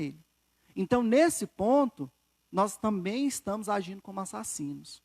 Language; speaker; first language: Portuguese; native; Portuguese